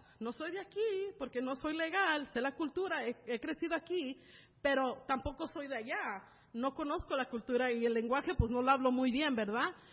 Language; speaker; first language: Spanish; early bilingual, heritage; Spanish